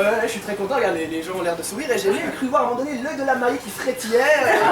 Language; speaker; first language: French; native; French